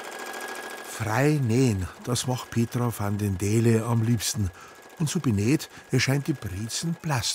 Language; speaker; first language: German; native; German